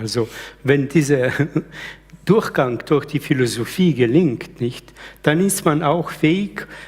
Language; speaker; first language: German; early bilingual, other home language; Slovenian